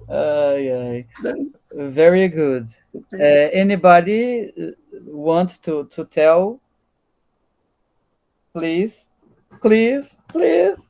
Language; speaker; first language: English; non-native, learner; Portuguese